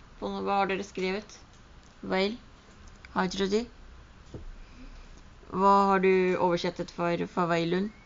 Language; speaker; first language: Norwegian; early bilingual, other home language; Urdu